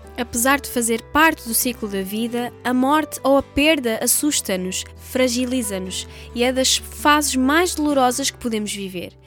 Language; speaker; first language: Portuguese; native; Portuguese